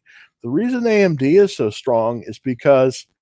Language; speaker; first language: English; native; English